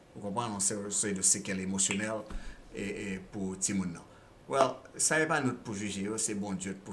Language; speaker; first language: French; non-native, local second language; Haitian Creole